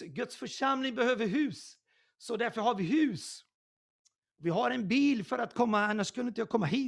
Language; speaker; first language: Swedish; non-native, fluent; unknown